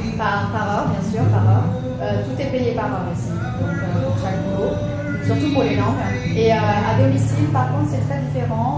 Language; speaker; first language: French; early bilingual, other home language; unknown